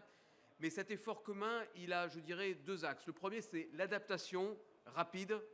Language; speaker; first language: French; native; French